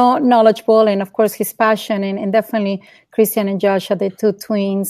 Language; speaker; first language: English; non-native, fluent; Spanish